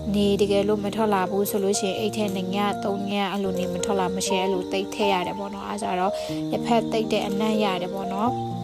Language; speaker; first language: Burmese; non-native, local second language; Pa'o Karen